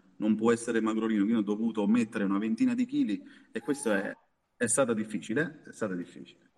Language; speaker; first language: Italian; native; Italian